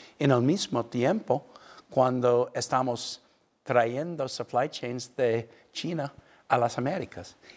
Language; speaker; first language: Spanish; non-native, fluent; English